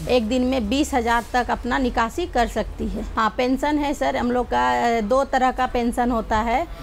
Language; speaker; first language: Hindi; native; Hindi